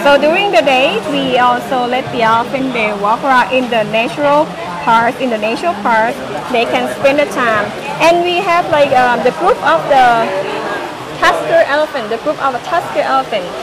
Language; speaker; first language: English; non-native, learner; Thai